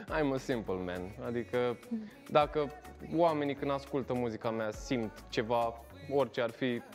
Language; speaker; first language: Romanian; early bilingual, heritage; Romanian